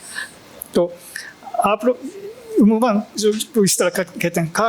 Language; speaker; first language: Hindi; non-native, fluent; Japanese